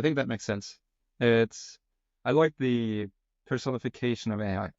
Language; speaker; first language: English; non-native, fluent; Norwegian